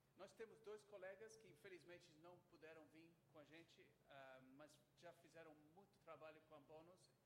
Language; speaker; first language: Portuguese; non-native, fluent; English